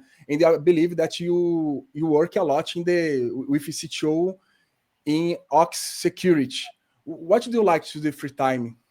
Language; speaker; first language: English; non-native, learner; Portuguese